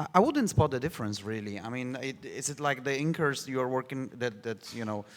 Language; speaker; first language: English; non-native, fluent; Polish